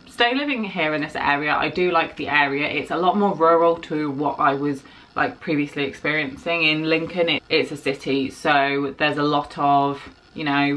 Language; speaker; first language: English; native; English